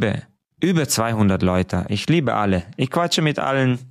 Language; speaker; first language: German; non-native, fluent; Hungarian